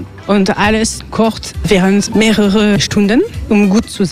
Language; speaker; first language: German; non-native, learner; French